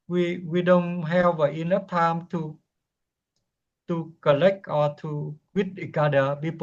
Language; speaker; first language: English; non-native, learner; Vietnamese